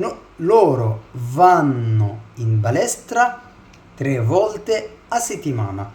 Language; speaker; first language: Italian; non-native, fluent; Arabic